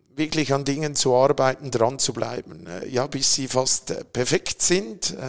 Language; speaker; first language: German; native; German